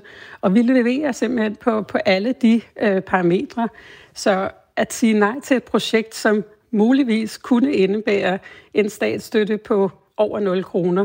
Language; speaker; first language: Danish; native; Danish